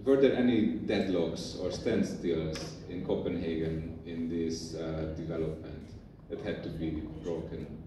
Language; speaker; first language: English; non-native, fluent; Hungarian